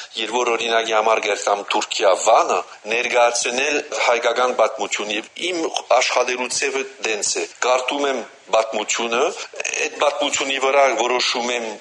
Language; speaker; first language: Armenian; early bilingual, heritage; Armenian